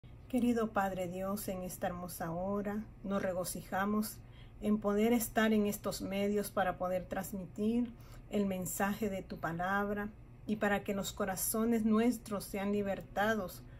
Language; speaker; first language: Spanish; native; Spanish